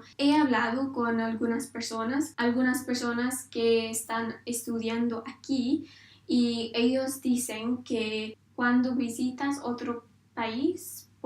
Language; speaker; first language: Spanish; non-native, learner; English